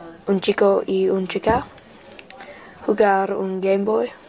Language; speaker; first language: Spanish; non-native, learner; English